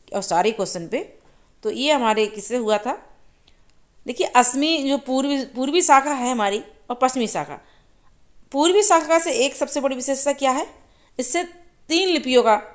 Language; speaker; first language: Hindi; native; Hindi